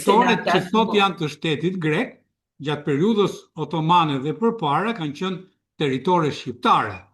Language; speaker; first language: Albanian; native; Albanian